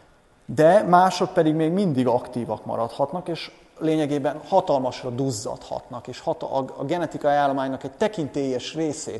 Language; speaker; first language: Hungarian; native; Hungarian